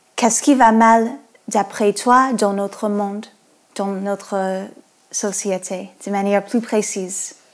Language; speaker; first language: French; non-native, fluent; English